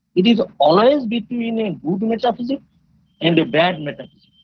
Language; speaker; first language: English; non-native, local second language; Bangla